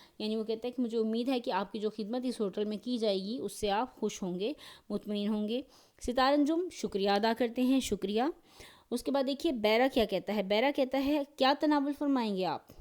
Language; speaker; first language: Urdu; native; Urdu